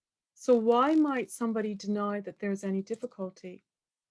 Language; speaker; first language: English; native; English